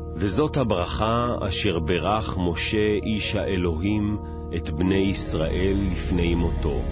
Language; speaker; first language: Hebrew; native; Hebrew